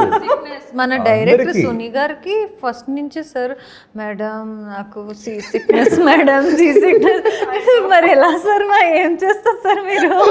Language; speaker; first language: Telugu; non-native, learner; Kannada